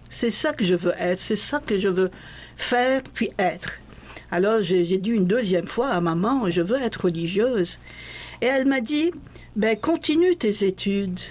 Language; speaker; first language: French; non-native, local second language; Arabic